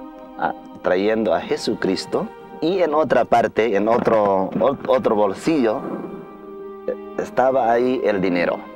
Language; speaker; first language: Spanish; non-native, fluent; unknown